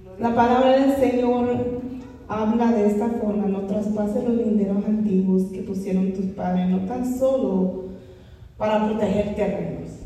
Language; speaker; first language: Spanish; non-native, fluent; English